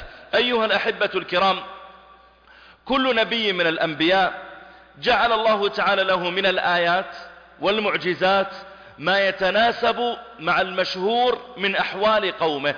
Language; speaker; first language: Arabic; native; Arabic